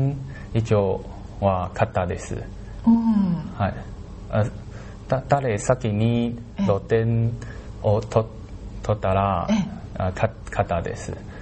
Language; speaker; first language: Japanese; non-native, learner; Chinese